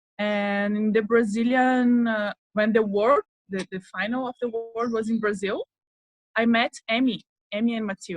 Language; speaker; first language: English; non-native, fluent; Portuguese